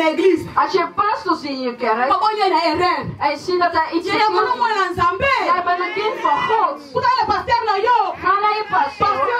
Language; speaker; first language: Dutch; non-native, fluent; Lingala